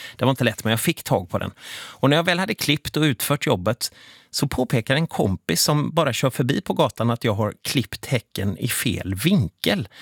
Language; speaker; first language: Swedish; native; Swedish